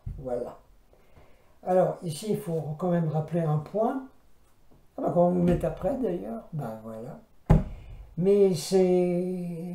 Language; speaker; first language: French; native; French